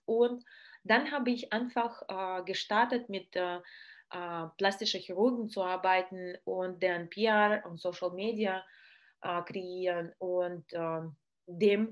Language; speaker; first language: German; non-native, learner; Russian